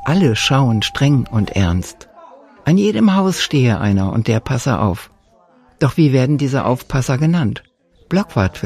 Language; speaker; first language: German; native; German